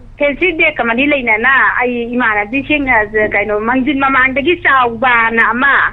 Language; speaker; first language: Manipuri; native; Manipuri